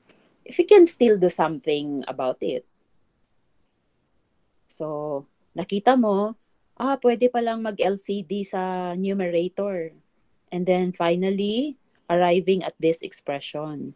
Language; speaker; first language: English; non-native, local second language; Filipino